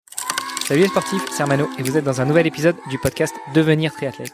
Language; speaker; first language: French; native; French